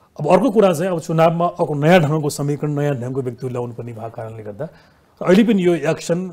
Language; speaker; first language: Nepali; native; Nepali